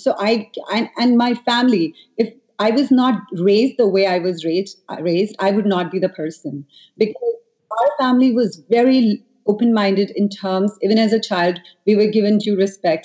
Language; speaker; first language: English; non-native, local second language; Hindi